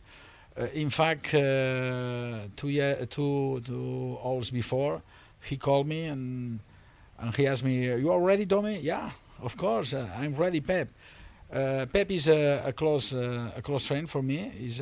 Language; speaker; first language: English; non-native, learner; Spanish